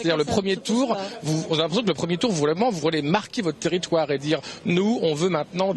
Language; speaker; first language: French; native; French